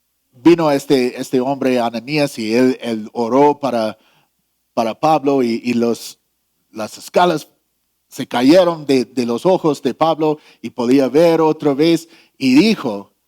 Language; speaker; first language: Spanish; non-native, fluent; English